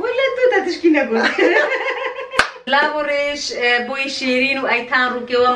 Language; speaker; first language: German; non-native, learner; Central Kurdish